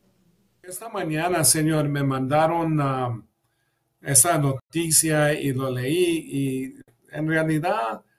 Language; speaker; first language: Spanish; early bilingual, heritage; English